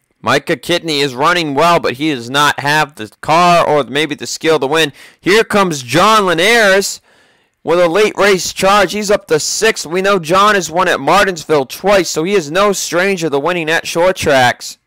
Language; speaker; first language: English; native; English